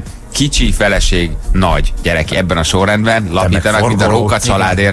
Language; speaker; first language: Hungarian; native; Hungarian